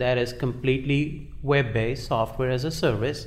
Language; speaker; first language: English; non-native, local second language; Hindi